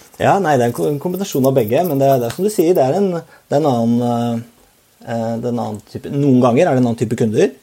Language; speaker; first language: Norwegian; native; Norwegian